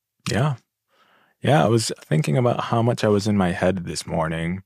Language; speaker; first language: English; native; English